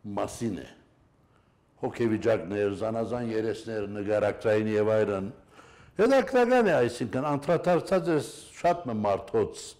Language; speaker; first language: Armenian; native; Armenian